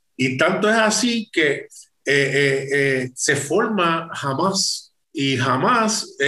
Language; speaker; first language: Spanish; native; Spanish